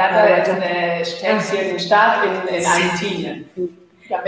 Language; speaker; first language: German; non-native, fluent; Spanish